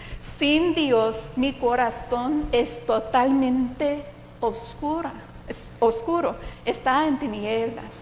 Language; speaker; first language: Spanish; non-native, fluent; English